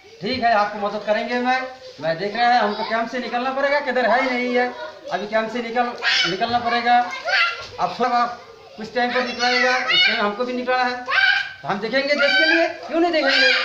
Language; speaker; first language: Hindi; non-native, local second language; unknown